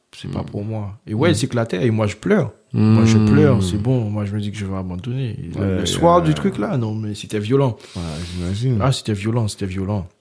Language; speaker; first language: French; early bilingual, other home language; Haitian Creole